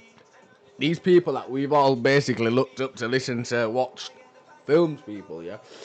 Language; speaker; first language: English; native; English